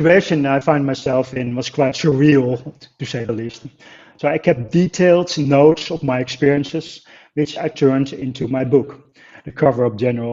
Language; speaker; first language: English; non-native, fluent; Dutch